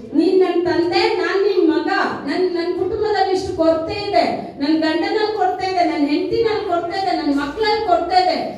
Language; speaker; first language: Kannada; non-native, local second language; Tamil